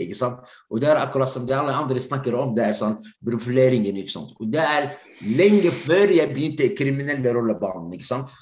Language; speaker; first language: Norwegian; non-native, fluent; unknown